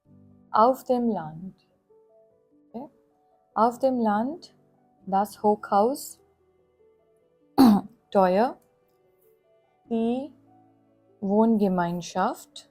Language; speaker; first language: German; non-native, fluent; Gujarati